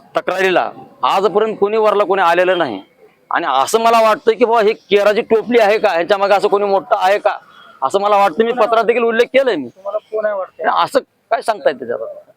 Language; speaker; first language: Marathi; native; Marathi